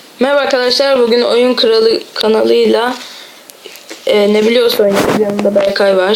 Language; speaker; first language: Turkish; native; Turkish